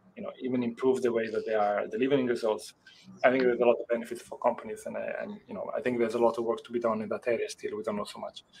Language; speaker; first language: English; non-native, fluent; Italian